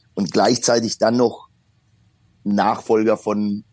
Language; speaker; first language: German; early bilingual, other home language; Polish